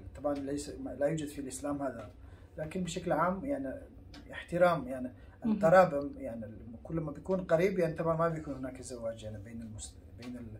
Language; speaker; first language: Arabic; early bilingual, heritage; Arabic